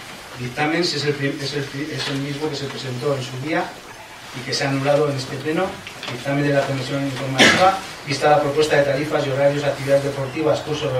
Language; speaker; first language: Spanish; native; Spanish